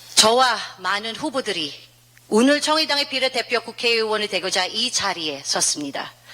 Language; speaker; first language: Korean; non-native, fluent; Filipino